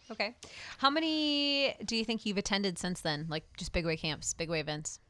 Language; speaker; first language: English; native; English